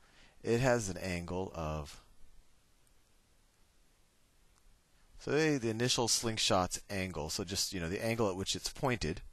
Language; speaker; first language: English; native; English